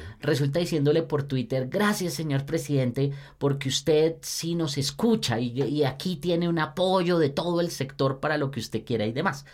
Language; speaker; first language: Spanish; native; Spanish